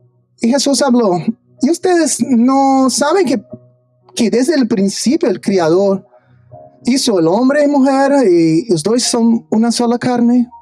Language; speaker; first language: Spanish; non-native, fluent; Portuguese